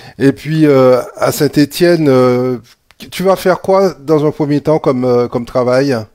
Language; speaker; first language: French; native; French